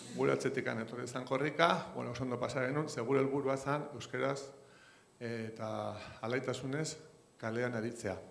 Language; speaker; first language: Basque; non-native, local second language; Spanish